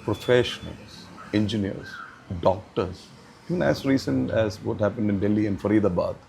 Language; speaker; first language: English; non-native, local second language; Malayalam